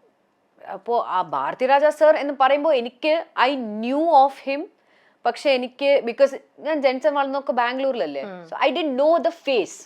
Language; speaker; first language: Malayalam; early bilingual, heritage; Malayalam